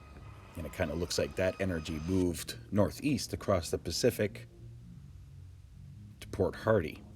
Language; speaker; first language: English; native; English